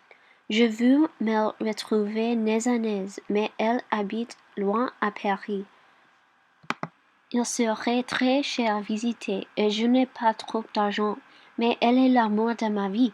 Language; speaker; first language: French; non-native, learner; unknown